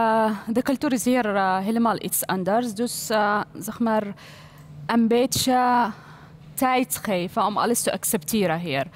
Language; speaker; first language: Dutch; non-native, learner; Arabic